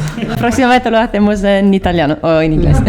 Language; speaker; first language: Spanish; non-native, fluent; Italian